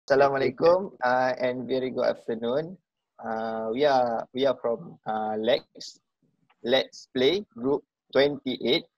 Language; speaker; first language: English; non-native, local second language; Malay